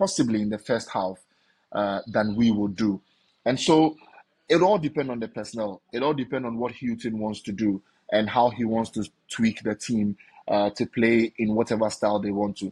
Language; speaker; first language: English; non-native, local second language; Akan